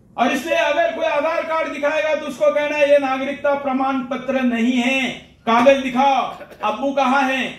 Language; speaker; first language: Hindi; non-native, local second language; Marathi